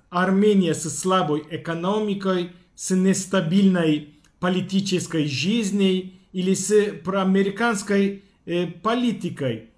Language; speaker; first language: Russian; non-native, fluent; Turkish